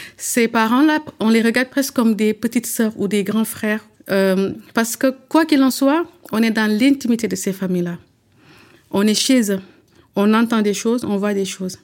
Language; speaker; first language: French; early bilingual, other home language; Wolof